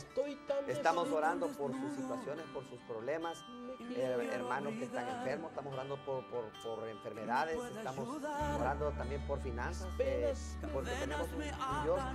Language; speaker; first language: Spanish; native; Spanish